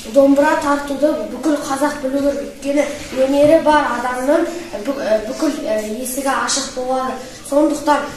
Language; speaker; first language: Kazakh; non-native, local second language; Russian